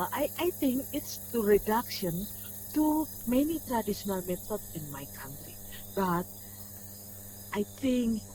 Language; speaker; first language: English; non-native, learner; Indonesian